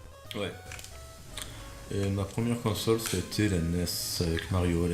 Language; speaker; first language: French; native; French